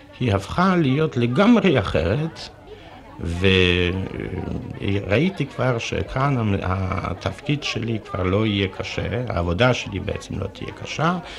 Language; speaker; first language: Hebrew; non-native, fluent; Yiddish